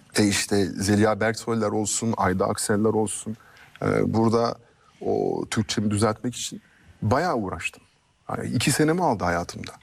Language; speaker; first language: Turkish; early bilingual, heritage; French